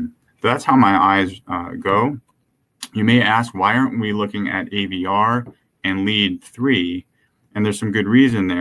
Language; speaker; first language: English; native; English